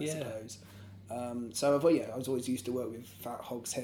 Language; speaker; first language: English; native; English